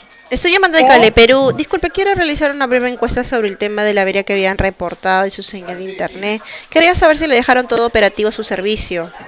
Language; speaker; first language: Spanish; native; Spanish